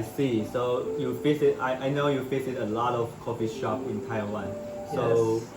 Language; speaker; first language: English; non-native, learner; Chinese